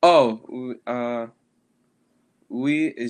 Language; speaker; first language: French; non-native, learner; English